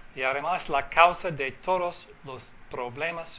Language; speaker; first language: Spanish; non-native, fluent; English